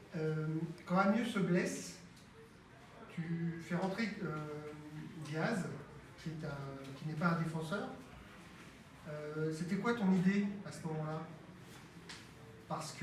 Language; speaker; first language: French; native; French